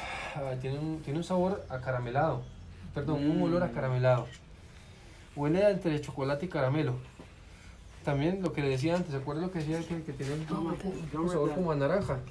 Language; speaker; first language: Spanish; native; Spanish